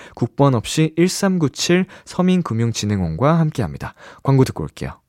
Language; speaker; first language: Korean; native; Korean